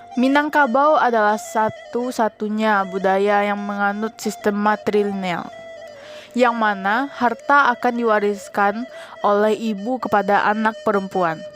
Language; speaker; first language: Indonesian; native; Indonesian